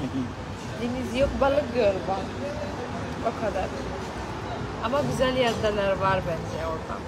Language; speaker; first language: Turkish; non-native, learner; Arabic